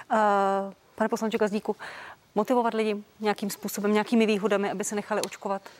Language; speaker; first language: Czech; native; Czech